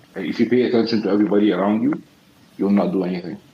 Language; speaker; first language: English; non-native, fluent; Arabic